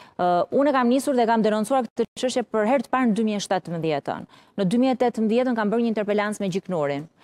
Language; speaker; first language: Albanian; native; Albanian